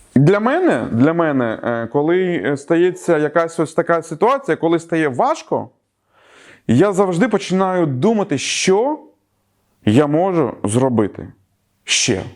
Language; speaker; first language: Ukrainian; native; Ukrainian